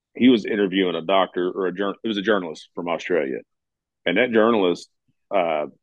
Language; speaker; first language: English; native; English